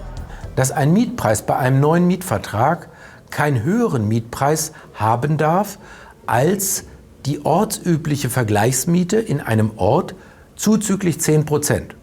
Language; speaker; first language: German; native; German